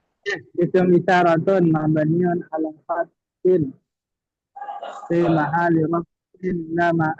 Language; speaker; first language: Arabic; non-native, learner; Indonesian